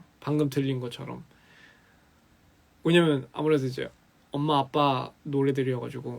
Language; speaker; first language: Korean; early bilingual, heritage; English